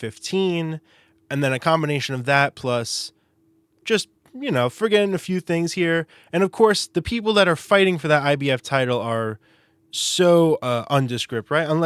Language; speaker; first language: English; native; English